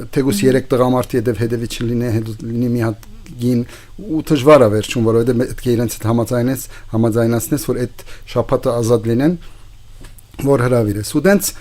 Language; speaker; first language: Armenian; early bilingual, heritage; Armenian